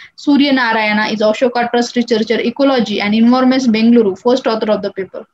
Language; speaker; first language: English; non-native, local second language; Marathi